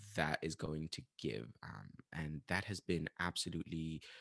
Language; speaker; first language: English; non-native, fluent; Arabic